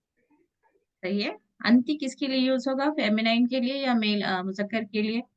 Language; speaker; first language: Hindi; native; Hindi